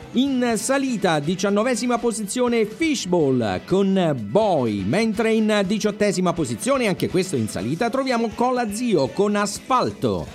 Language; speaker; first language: Italian; native; Italian